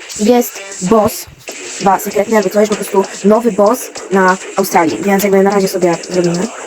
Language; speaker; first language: Polish; native; Polish